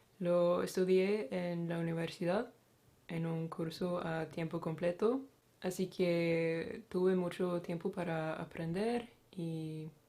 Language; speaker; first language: Spanish; non-native, fluent; Swedish